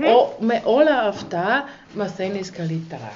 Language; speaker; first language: Greek; non-native, learner; German